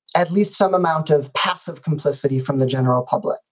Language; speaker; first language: English; native; English